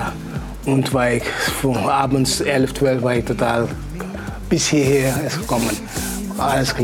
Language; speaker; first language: German; non-native, fluent; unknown